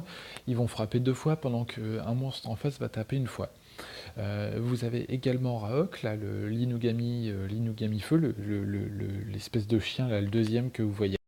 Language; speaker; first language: French; native; French